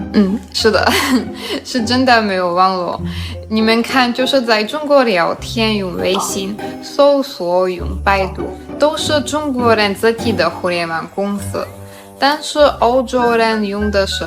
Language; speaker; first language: Chinese; non-native, fluent; Slovak